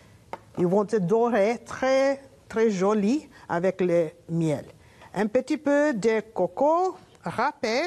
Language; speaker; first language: French; non-native, learner; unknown